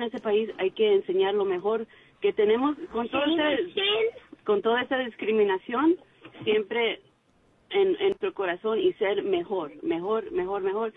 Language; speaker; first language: Spanish; early bilingual, heritage; Spanish